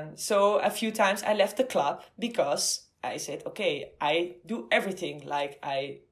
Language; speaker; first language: English; non-native, fluent; Dutch